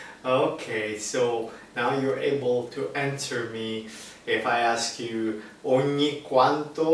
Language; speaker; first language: English; non-native, fluent; Italian